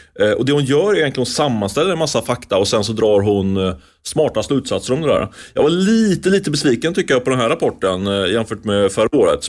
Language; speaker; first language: Swedish; native; Swedish